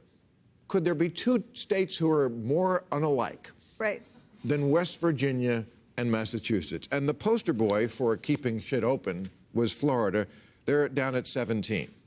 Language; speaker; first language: English; native; English